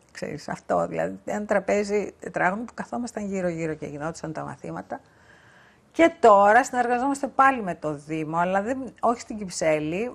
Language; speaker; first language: Greek; native; Greek